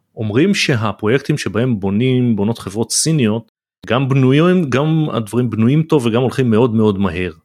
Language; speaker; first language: Hebrew; native; Hebrew